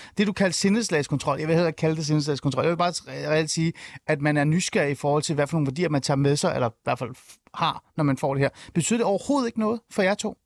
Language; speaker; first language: Danish; early bilingual, other home language; Persian